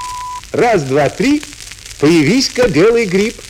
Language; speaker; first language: Russian; native; Russian